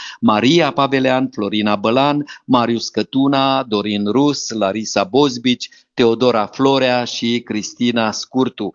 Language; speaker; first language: Romanian; native; Romanian